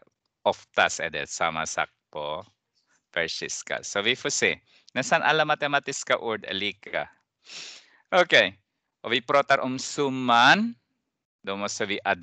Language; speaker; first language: Swedish; non-native, fluent; Persian